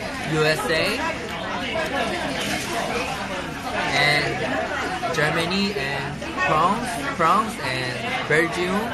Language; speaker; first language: English; non-native, learner; Korean